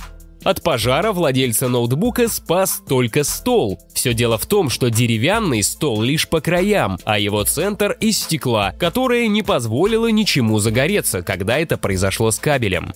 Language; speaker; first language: Russian; native; Russian